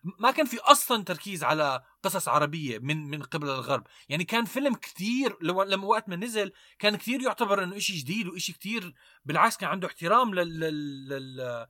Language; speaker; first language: Arabic; native; Arabic